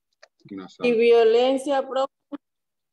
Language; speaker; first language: Spanish; native; Spanish